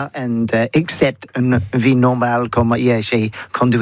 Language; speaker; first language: French; non-native, learner; English